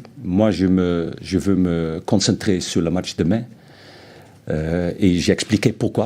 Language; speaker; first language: French; non-native, fluent; Dutch